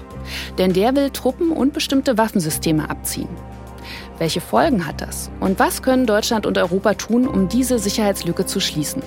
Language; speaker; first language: German; native; German